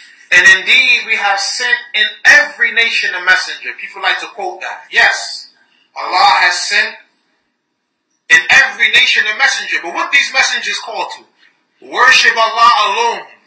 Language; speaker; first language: English; native; English